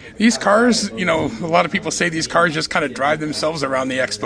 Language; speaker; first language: English; native; English